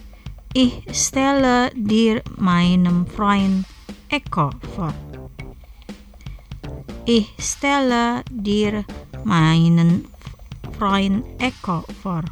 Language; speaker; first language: German; non-native, fluent; Indonesian